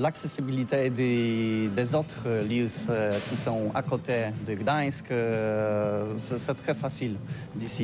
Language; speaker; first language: French; non-native, learner; Polish